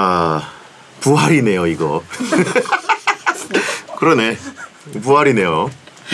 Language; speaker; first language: Korean; native; Korean